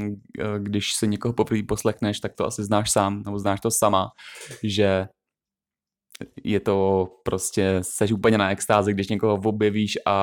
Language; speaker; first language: Czech; native; Czech